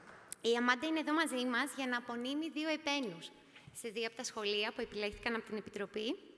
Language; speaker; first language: Greek; native; Greek